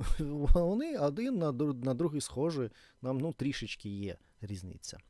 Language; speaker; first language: Ukrainian; non-native, learner; Russian